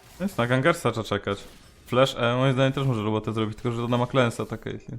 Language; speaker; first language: Polish; native; Polish